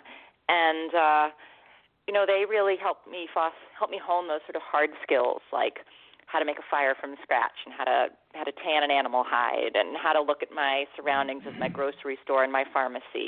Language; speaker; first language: English; native; English